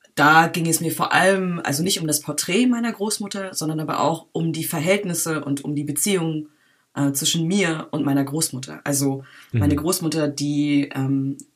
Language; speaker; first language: German; native; German